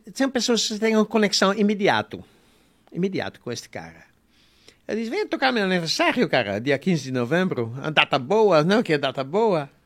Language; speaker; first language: Portuguese; non-native, fluent; Dutch